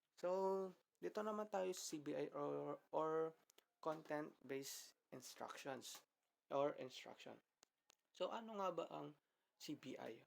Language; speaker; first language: Filipino; non-native, local second language; Iloko